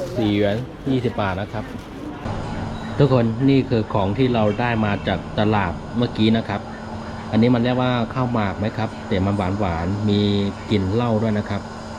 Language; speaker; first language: Thai; non-native, fluent; Chinese